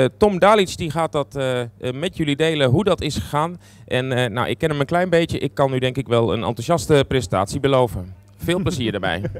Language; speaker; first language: Dutch; native; Dutch